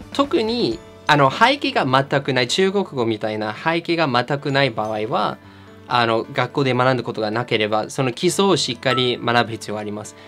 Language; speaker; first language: Japanese; non-native, fluent; English